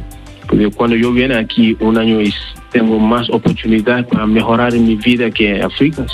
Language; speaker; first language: Spanish; non-native, learner; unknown